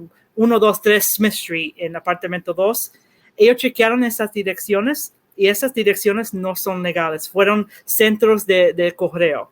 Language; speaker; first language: Spanish; early bilingual, heritage; Spanish